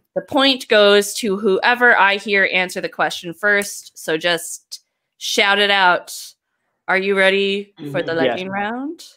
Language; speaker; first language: English; native; English